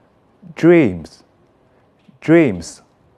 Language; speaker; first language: English; non-native, fluent; Chinese